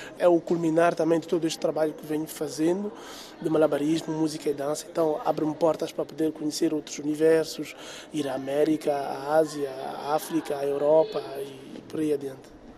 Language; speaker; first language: Portuguese; non-native, local second language; Tsonga